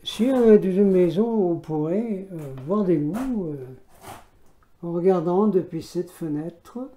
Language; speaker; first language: French; native; French